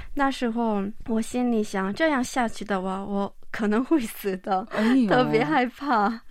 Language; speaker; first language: Chinese; non-native, fluent; Korean